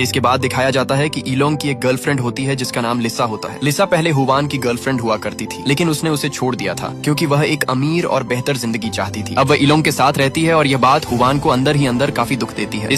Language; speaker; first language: Hindi; native; Hindi